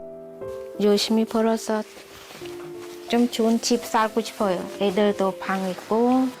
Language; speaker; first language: Korean; non-native, learner; Khmer